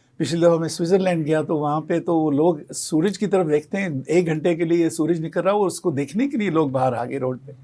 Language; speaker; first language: Urdu; non-native, local second language; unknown